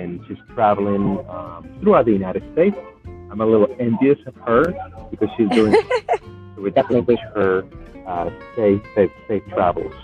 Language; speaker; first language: English; native; English